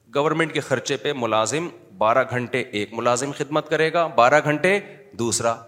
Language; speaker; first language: Urdu; native; Urdu